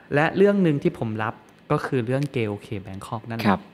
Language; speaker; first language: Thai; native; Thai